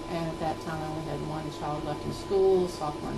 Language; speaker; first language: English; native; English